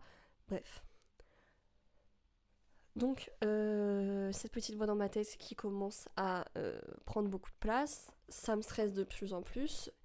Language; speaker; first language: French; native; French